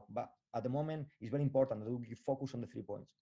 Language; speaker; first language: English; non-native, fluent; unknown